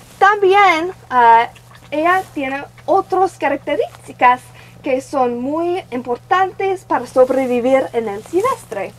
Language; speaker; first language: Spanish; non-native, learner; English